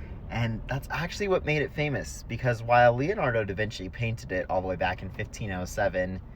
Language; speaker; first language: English; native; English